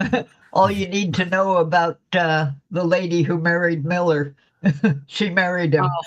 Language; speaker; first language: English; native; English